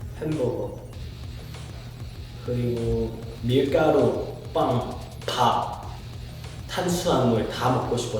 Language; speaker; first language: Korean; non-native, fluent; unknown